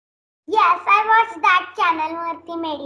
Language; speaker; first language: English; non-native, learner; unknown